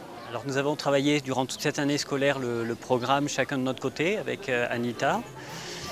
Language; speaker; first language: French; native; French